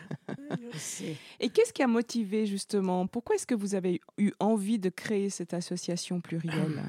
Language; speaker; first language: French; native; French